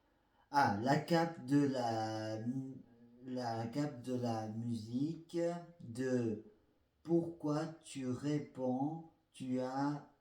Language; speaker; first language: French; non-native, fluent; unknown